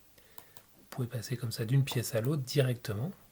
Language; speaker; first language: French; native; French